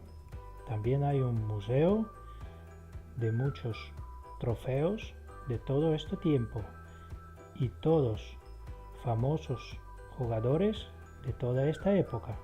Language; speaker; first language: Spanish; non-native, fluent; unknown